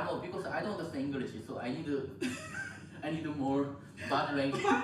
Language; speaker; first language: English; non-native, learner; Korean